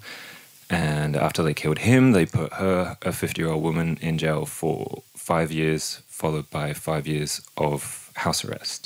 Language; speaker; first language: English; native; English